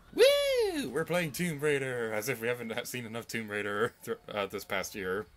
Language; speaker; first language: English; native; English